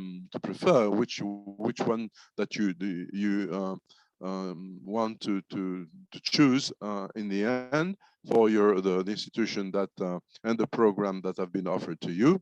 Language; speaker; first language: English; non-native, fluent; French